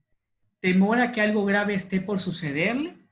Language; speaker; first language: Spanish; native; Spanish